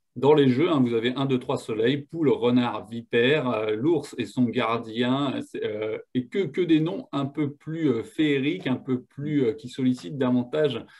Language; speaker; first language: French; native; French